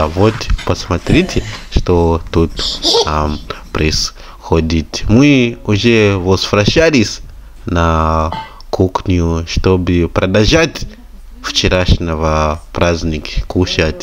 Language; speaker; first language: Russian; non-native, fluent; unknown